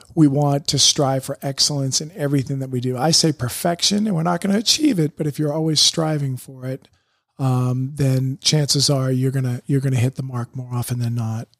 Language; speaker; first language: English; native; English